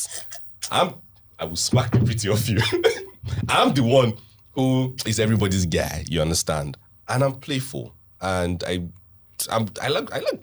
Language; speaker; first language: English; non-native, local second language; Hausa